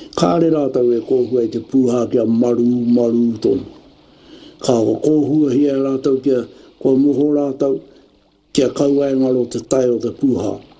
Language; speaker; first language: Māori; native; Māori